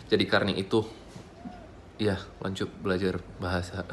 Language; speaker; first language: Indonesian; non-native, fluent; English